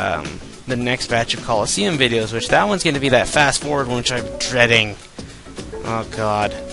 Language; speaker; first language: English; native; English